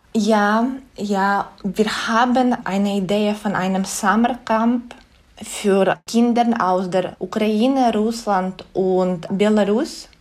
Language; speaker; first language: German; non-native, fluent; Ukrainian